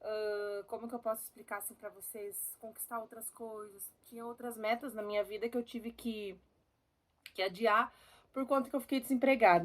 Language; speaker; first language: Portuguese; native; Portuguese